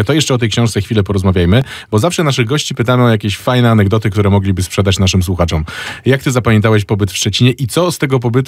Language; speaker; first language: Polish; native; Polish